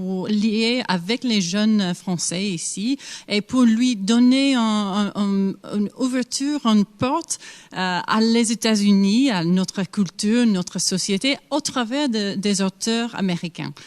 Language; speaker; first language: French; non-native, fluent; English